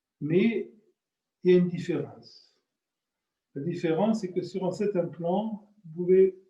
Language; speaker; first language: French; native; French